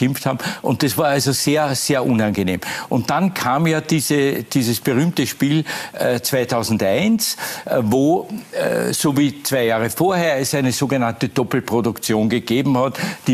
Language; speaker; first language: German; native; German